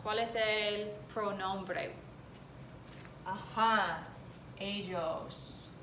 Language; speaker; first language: Spanish; non-native, fluent; English